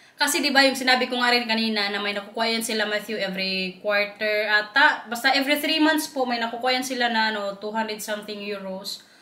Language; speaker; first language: Filipino; non-native, local second language; Waray